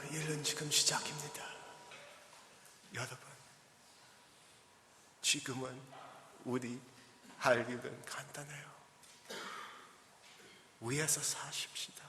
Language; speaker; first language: Korean; early bilingual, heritage; English